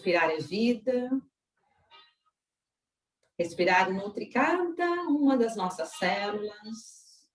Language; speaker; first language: Portuguese; native; Portuguese